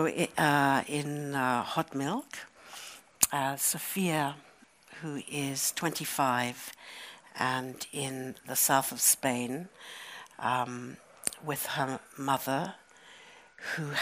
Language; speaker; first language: English; native; English